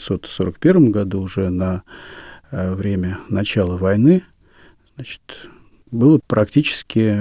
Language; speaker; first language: Russian; native; Russian